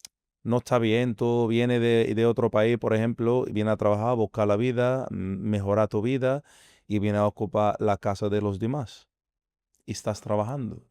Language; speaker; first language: Spanish; non-native, fluent; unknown